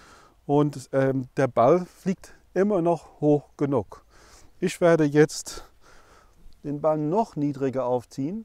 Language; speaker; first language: German; non-native, fluent; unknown